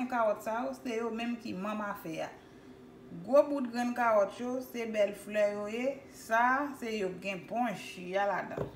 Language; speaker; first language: French; non-native, local second language; Haitian Creole